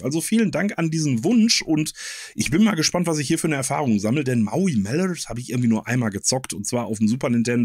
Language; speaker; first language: German; native; German